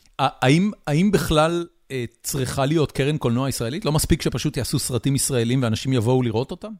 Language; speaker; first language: Hebrew; native; Hebrew